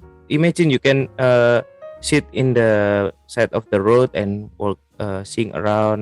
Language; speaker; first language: English; non-native, learner; Indonesian